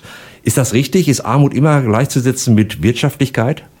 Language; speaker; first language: German; native; German